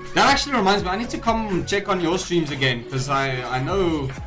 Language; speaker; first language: English; non-native, local second language; Afrikaans